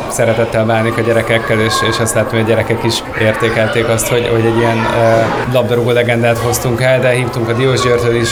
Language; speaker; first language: Hungarian; native; Hungarian